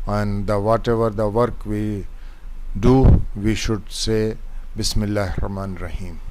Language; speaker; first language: English; non-native, local second language; Urdu